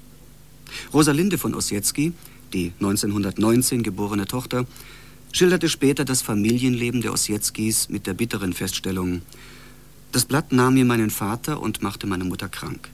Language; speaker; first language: German; native; German